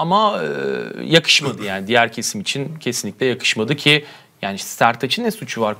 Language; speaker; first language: Turkish; native; Turkish